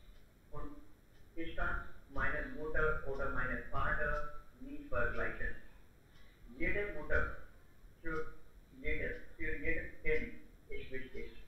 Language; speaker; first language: German; non-native, learner; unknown